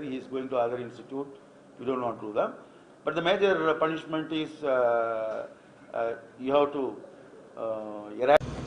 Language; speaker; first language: English; non-native, local second language; Tamil